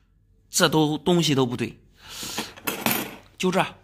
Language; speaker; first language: Chinese; native; Chinese